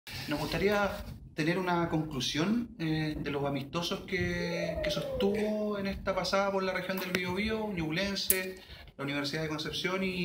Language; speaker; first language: Spanish; native; Spanish